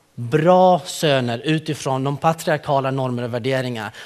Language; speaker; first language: Swedish; early bilingual, other home language; Central Kurdish